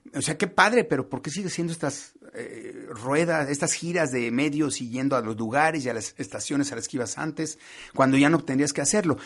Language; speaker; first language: Spanish; native; Spanish